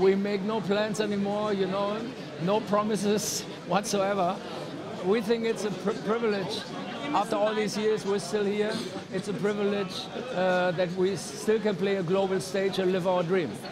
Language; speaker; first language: English; non-native, fluent; German